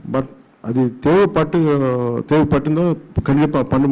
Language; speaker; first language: Tamil; non-native, local second language; Telugu